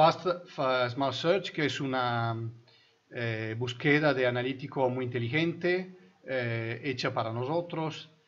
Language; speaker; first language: Spanish; non-native, fluent; Italian